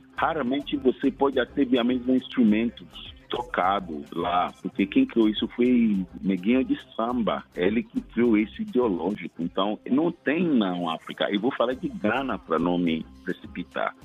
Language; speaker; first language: Portuguese; non-native, fluent; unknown